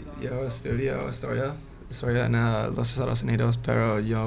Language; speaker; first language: Spanish; non-native, learner; English